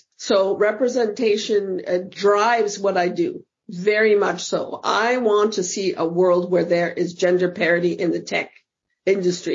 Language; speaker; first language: English; native; English